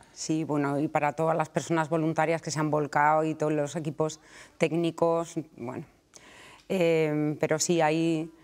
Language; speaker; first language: Spanish; native; Spanish